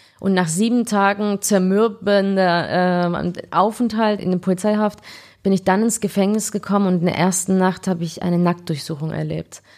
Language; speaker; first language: German; early bilingual, other home language; Turkish